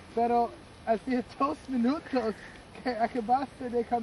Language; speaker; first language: Spanish; non-native, learner; English